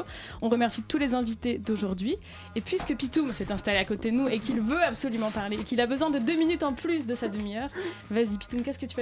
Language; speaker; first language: French; native; French